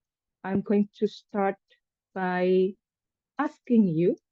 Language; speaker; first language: English; non-native, fluent; Indonesian